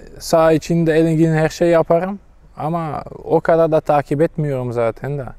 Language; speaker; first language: Turkish; non-native, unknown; Dutch